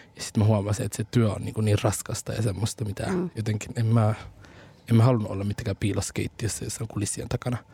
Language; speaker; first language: Finnish; early bilingual, other home language; Somali